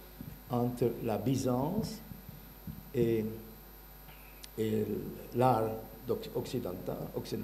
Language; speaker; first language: French; non-native, learner; Bulgarian